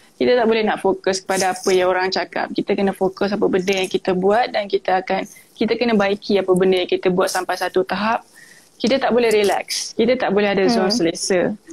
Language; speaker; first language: Malay; native; Malay